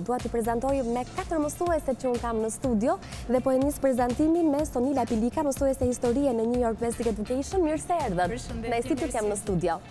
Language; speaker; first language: Albanian; native; Albanian